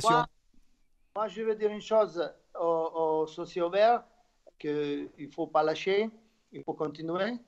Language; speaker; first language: French; non-native, fluent; Slovak